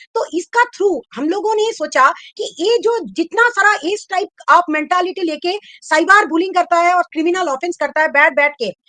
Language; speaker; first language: Hindi; non-native, local second language; Bangla